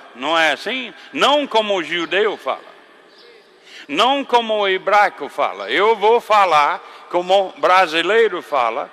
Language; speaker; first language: Portuguese; non-native, fluent; English